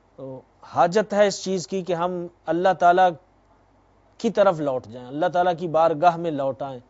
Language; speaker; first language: Urdu; native; Urdu